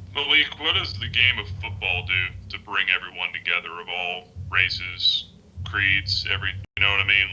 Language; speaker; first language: English; native; English